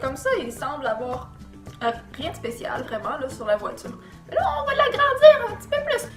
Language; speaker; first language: French; native; French